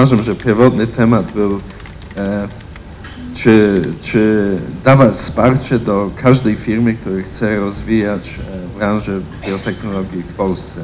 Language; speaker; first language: Polish; non-native, fluent; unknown